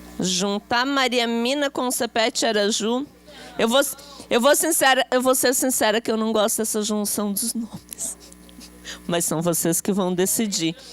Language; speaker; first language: Portuguese; native; Portuguese